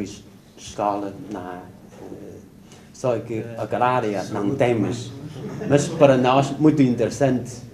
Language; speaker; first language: Portuguese; non-native, learner; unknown